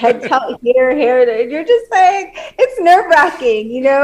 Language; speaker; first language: English; native; English